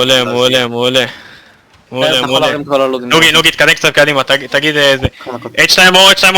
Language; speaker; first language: Hebrew; native; Hebrew